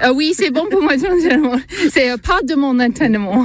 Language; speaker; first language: French; non-native, learner; English